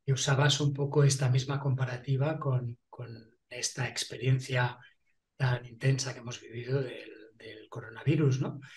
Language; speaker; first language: Spanish; non-native, local second language; Catalan